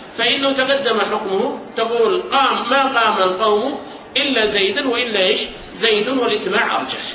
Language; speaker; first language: Arabic; native; Arabic